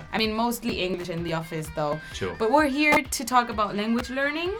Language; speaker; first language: English; non-native, fluent; Spanish